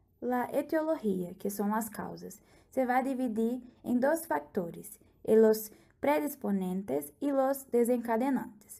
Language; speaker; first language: Portuguese; non-native, learner; Spanish